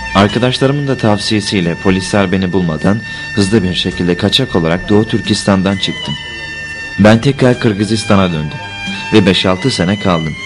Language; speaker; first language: Turkish; non-native, fluent; Uyghur